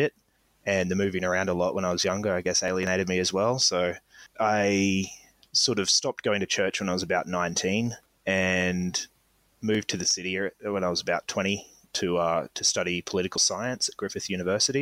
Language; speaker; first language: English; native; English